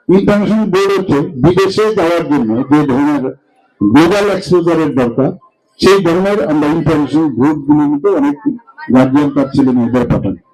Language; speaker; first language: Bangla; native; Bangla